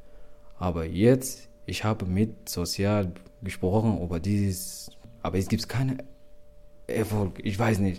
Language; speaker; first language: German; non-native, learner; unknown